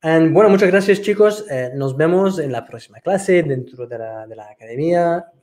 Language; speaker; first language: Spanish; non-native, fluent; English